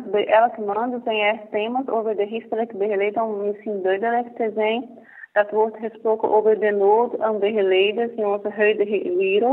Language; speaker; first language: Dutch; non-native, fluent; Portuguese